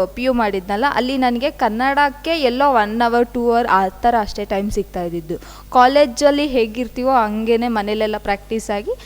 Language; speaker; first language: Kannada; non-native, local second language; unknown